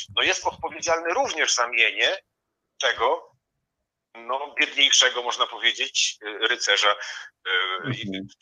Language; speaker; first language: Polish; native; Polish